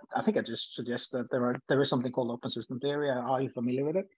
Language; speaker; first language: English; non-native, fluent; Norwegian